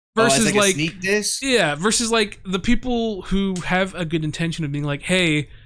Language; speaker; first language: English; native; English